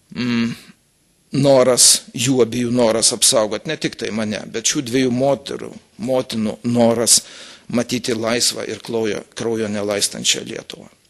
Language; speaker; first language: Lithuanian; native; Lithuanian